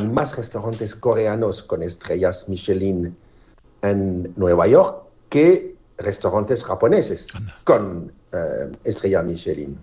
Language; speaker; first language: Spanish; non-native, learner; French